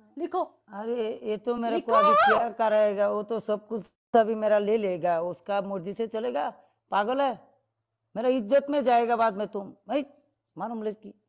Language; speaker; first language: Hindi; non-native, learner; Bangla